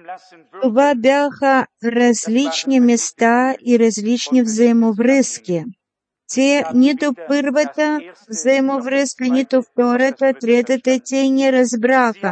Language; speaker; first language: Bulgarian; non-native, fluent; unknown